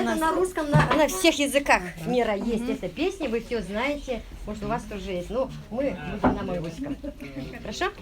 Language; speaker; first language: Russian; non-native, learner; Mongolian